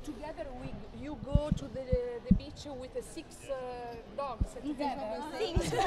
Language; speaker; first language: English; non-native, learner; Italian